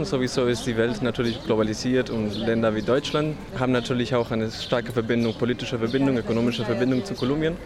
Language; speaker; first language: German; non-native, fluent; Spanish